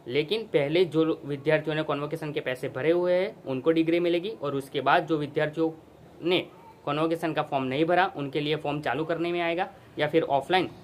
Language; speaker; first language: Hindi; non-native, local second language; Gujarati